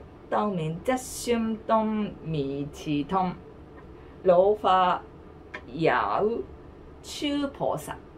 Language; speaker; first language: Chinese; non-native, learner; Japanese